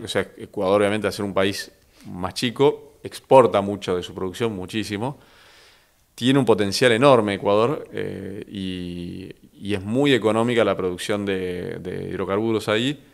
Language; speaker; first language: Spanish; native; Spanish